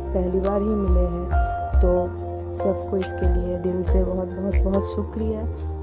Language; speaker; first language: Hindi; non-native, local second language; Santali